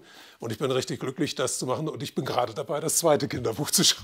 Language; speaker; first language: German; native; German